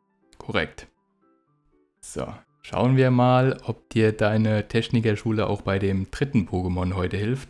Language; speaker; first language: German; native; German